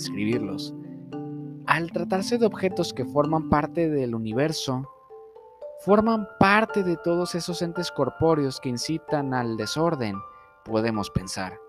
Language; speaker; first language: Spanish; native; Spanish